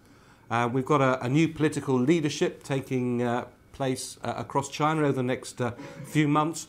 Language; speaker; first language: English; native; English